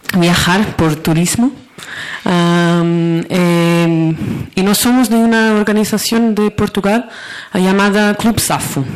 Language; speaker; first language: Spanish; non-native, learner; Portuguese